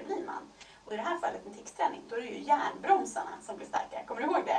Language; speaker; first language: Swedish; native; Swedish